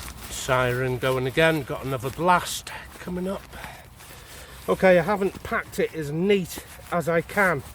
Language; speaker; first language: English; native; English